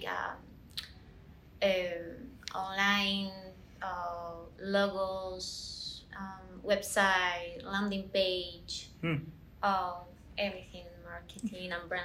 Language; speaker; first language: English; non-native, learner; Spanish